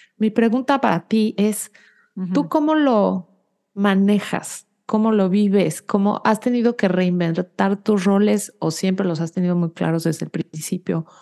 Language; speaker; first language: Spanish; native; Spanish